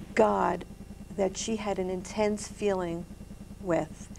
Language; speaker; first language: English; native; English